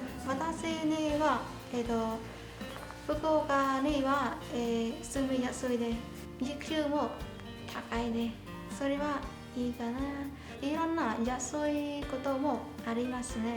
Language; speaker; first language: Japanese; non-native, learner; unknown